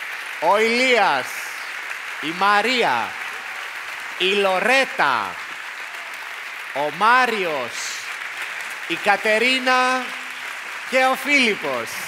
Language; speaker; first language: Greek; native; Greek